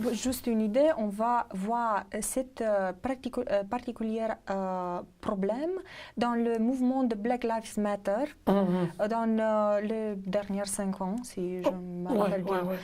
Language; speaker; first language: French; non-native, fluent; Romanian